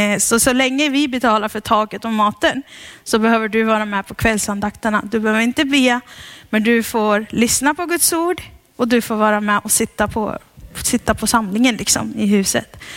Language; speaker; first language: Swedish; early bilingual, heritage; Swedish